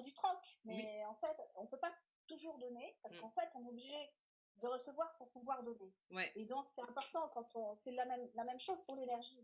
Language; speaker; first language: French; native; French